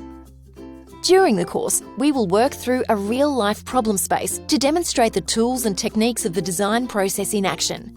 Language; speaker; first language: English; native; English